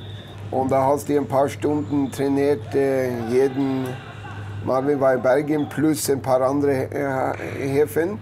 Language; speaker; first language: German; non-native, learner; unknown